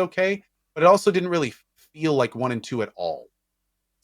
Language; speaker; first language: English; native; English